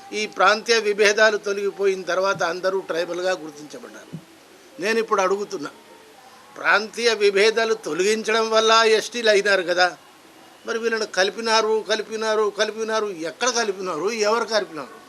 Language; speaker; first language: Telugu; non-native, local second language; Lambadi